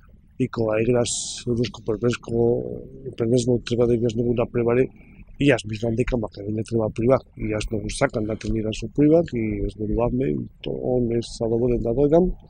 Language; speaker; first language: Macedonian; non-native, learner; Spanish